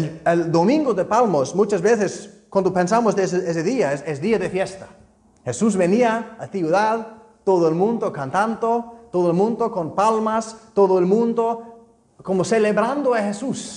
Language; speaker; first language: Spanish; non-native, fluent; Icelandic